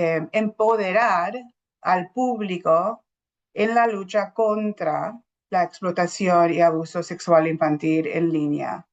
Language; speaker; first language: Spanish; non-native, fluent; English